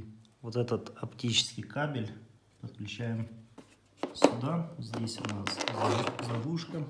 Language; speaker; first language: Russian; native; Russian